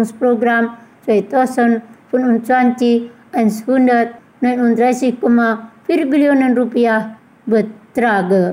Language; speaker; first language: German; non-native, fluent; Indonesian